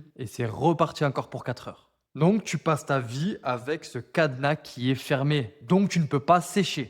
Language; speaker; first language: French; native; French